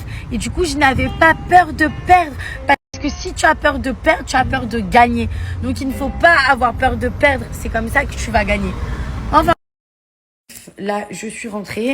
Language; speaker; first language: French; native; French